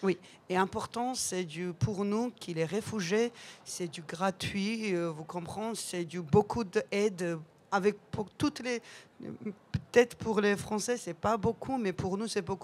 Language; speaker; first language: French; non-native, learner; Georgian